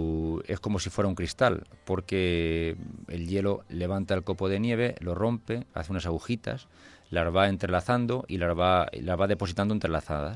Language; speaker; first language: Spanish; native; Spanish